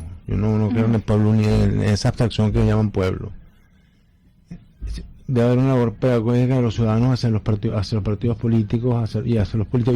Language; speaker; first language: Spanish; native; Spanish